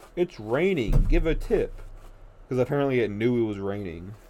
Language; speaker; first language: English; native; English